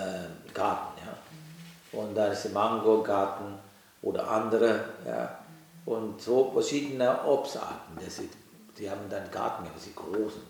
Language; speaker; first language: German; non-native, learner; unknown